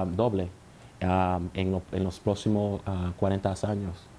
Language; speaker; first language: Spanish; early bilingual, heritage; Spanish